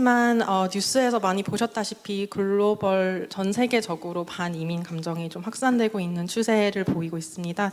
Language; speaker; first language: Korean; native; Korean